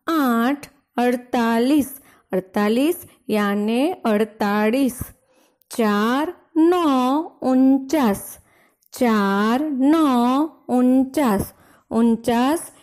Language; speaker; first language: Hindi; non-native, local second language; Gujarati